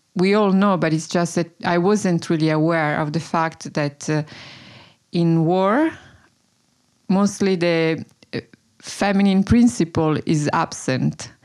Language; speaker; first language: English; non-native, fluent; Italian